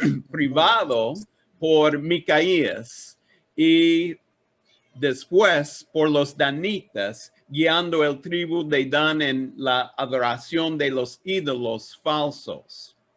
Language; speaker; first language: Spanish; non-native, learner; English